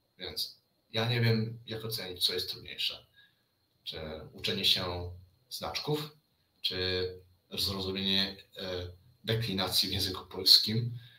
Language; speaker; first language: Polish; early bilingual, other home language; Chinese